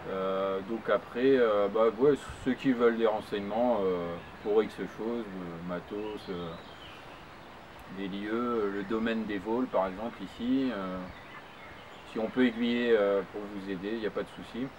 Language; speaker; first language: French; native; French